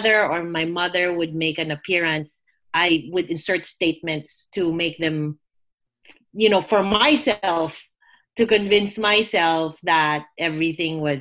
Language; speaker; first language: English; non-native, local second language; Filipino